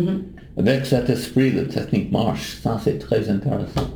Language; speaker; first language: French; non-native, learner; English